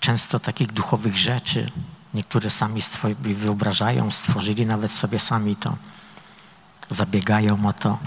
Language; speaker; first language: Polish; native; Polish